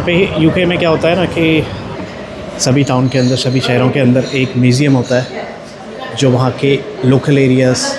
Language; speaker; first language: Hindi; native; Hindi